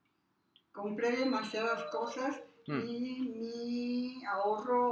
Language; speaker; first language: Spanish; non-native, learner; Japanese